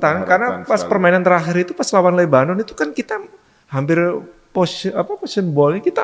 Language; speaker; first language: Indonesian; native; Indonesian